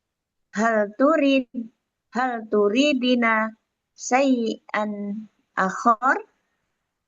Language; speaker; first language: Arabic; non-native, learner; Indonesian